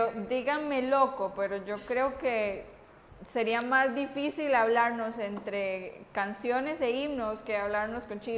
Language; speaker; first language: Spanish; native; Spanish